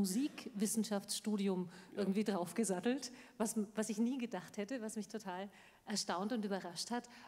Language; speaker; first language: German; native; German